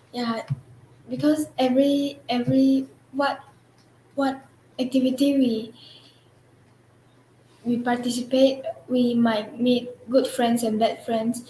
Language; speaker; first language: English; non-native, local second language; Chinese